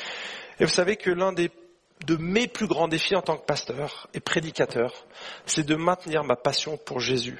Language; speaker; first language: French; native; French